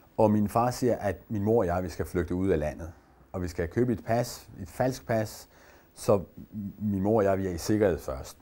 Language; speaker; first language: Danish; early bilingual, other home language; Persian